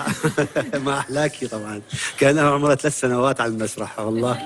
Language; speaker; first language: Arabic; native; Arabic